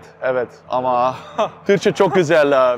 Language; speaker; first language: Turkish; non-native, learner; Dutch